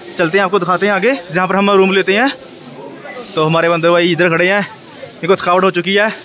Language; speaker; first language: Hindi; non-native, local second language; Punjabi